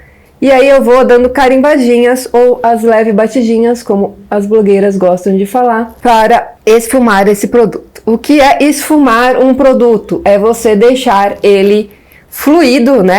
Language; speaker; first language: Portuguese; native; Portuguese